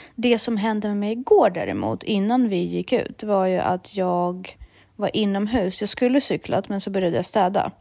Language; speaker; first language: Swedish; early bilingual, other home language; Russian